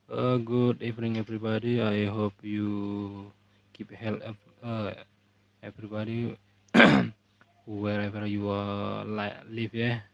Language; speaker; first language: English; non-native, learner; Indonesian